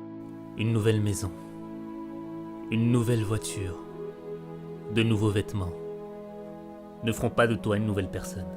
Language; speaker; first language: French; non-native, local second language; Haitian Creole